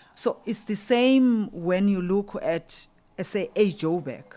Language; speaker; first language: English; non-native, local second language; Xhosa